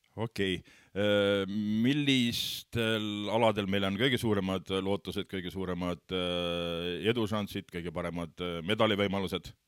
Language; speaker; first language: Estonian; native; Estonian